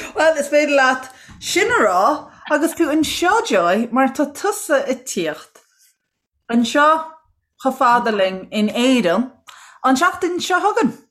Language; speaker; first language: Irish; native; Irish